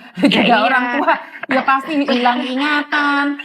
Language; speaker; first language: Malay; non-native, local second language; Javanese